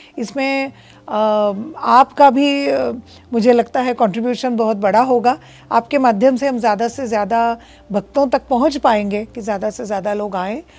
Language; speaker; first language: Hindi; non-native, local second language; Marathi